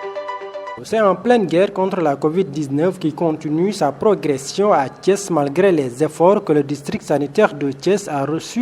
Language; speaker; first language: French; non-native, local second language; Wolof